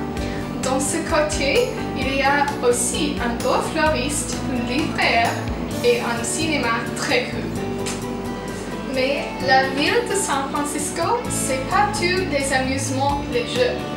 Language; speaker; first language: French; non-native, learner; English